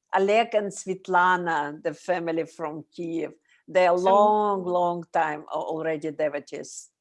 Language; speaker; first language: English; non-native, learner; Russian